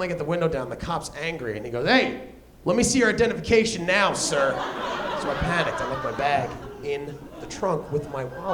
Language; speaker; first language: English; native; English